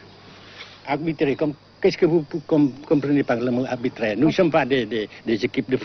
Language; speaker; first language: French; non-native, fluent; Vietnamese